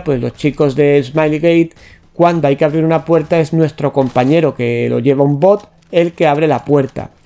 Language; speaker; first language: Spanish; native; Spanish